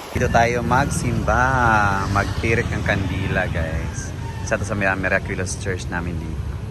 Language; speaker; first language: Filipino; non-native, local second language; Cebuano